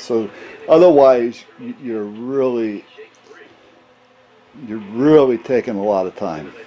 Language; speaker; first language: English; native; English